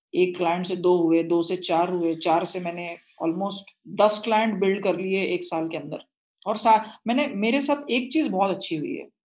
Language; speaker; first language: Hindi; non-native, local second language; Marathi